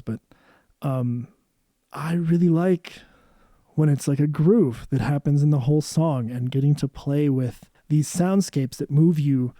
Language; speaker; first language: English; native; English